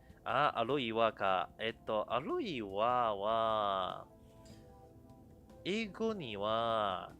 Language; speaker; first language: Japanese; non-native, fluent; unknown